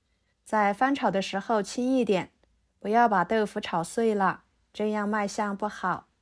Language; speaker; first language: Chinese; native; Chinese